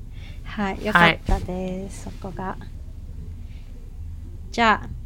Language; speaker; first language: Japanese; non-native, fluent; Cantonese